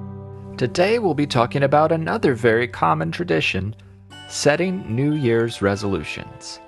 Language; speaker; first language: English; native; English